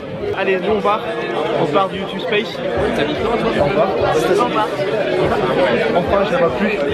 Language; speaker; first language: French; native; French